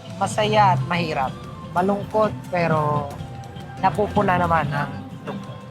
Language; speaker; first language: Filipino; non-native, local second language; Bikol